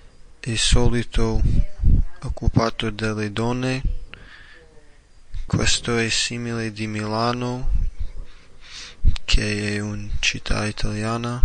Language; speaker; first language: Italian; non-native, learner; English